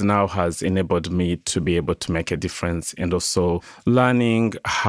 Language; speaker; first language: English; non-native, local second language; Kinyarwanda